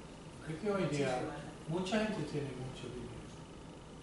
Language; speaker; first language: Spanish; non-native, fluent; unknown